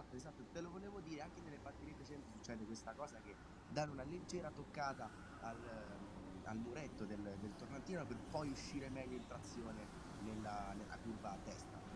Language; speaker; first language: Italian; native; Italian